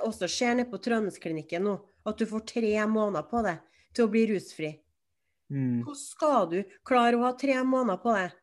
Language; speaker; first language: Norwegian; native; Norwegian